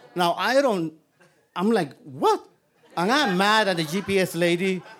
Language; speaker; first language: English; non-native, fluent; Spanish